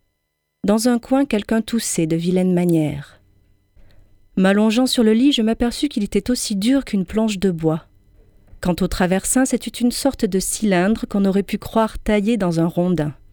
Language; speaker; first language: French; native; French